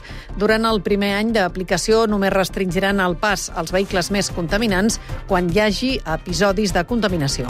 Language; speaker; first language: Catalan; native; Catalan